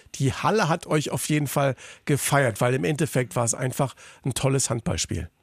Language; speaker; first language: German; native; German